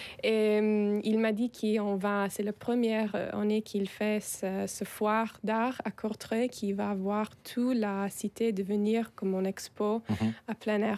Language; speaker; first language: French; non-native, fluent; Italian